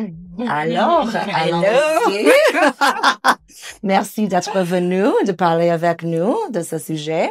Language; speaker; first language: French; non-native, fluent; English